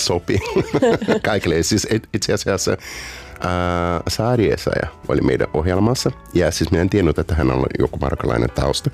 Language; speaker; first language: Finnish; non-native, fluent; Portuguese